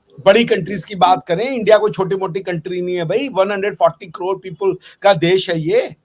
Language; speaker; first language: Hindi; native; Hindi